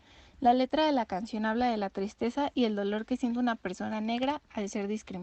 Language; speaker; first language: Spanish; native; Spanish